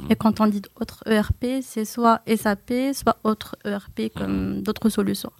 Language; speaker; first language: French; non-native, local second language; Arabic